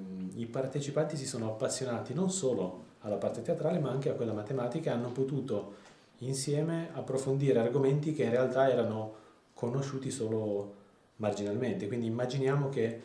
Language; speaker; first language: Italian; native; Italian